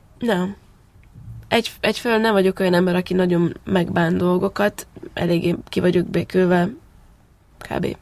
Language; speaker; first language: Hungarian; early bilingual, heritage; Hungarian